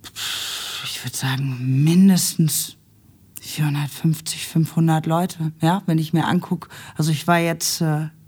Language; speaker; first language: German; native; German